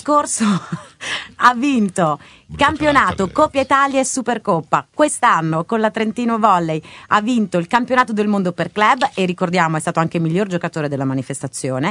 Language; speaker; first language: Italian; native; Italian